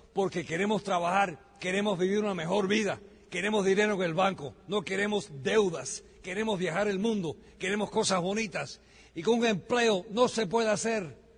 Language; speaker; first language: Spanish; early bilingual, heritage; Spanish